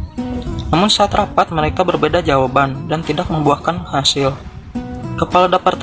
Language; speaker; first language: Indonesian; native; Indonesian